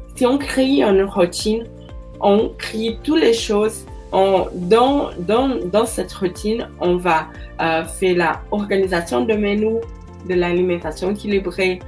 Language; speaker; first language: French; non-native, learner; Portuguese